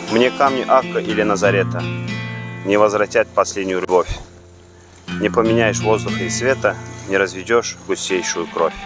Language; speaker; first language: Russian; non-native, local second language; Turkmen